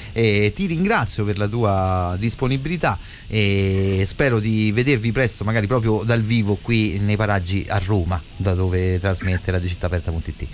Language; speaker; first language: Italian; native; Italian